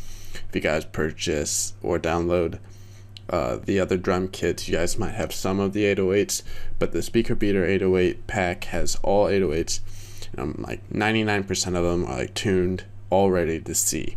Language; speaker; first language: English; native; English